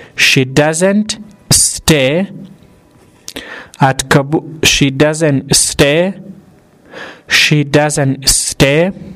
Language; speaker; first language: English; non-native, fluent; Persian